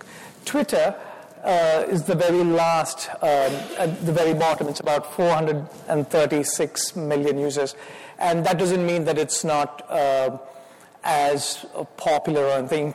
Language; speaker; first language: English; non-native, local second language; Malayalam